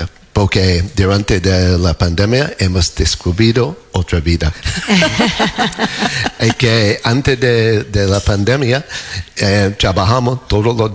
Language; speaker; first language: Spanish; non-native, learner; English